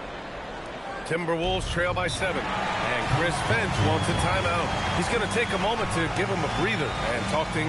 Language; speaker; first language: English; native; English